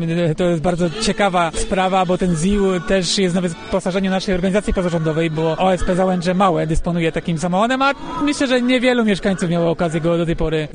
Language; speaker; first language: Polish; native; Polish